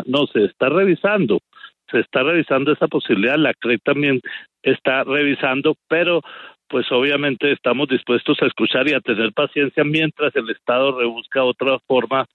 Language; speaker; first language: Spanish; native; Spanish